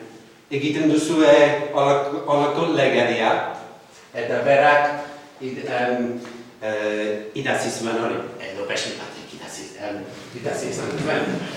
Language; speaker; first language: Basque; non-native, fluent; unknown